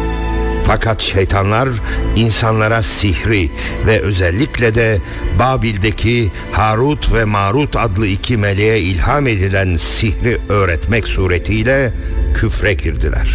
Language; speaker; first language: Turkish; native; Turkish